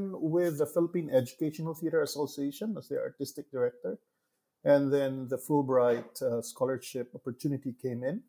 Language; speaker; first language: English; non-native, local second language; Hiligaynon